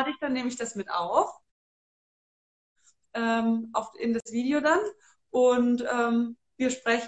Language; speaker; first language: German; native; German